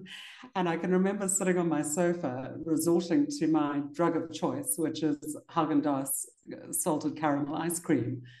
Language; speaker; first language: English; native; English